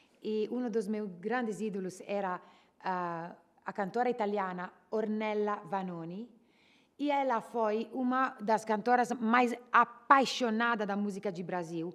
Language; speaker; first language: Portuguese; non-native, learner; Italian